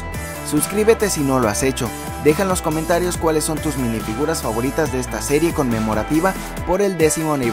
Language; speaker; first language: Spanish; native; Spanish